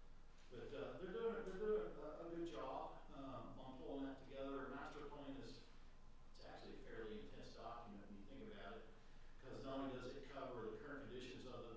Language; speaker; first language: English; native; English